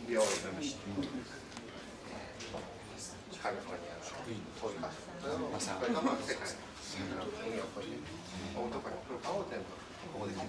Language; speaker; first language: Japanese; early bilingual, heritage; Japanese